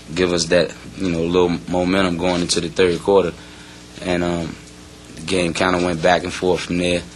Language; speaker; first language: English; native; English